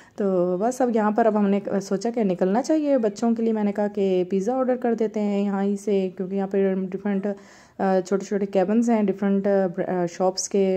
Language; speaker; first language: Urdu; native; Urdu